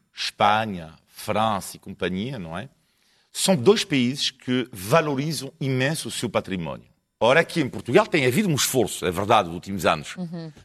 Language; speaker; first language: Portuguese; non-native, fluent; French